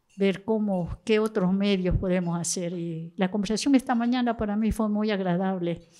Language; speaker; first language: Spanish; native; Spanish